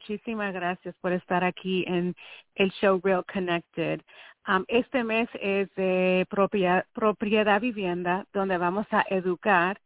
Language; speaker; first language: Spanish; early bilingual, heritage; Spanish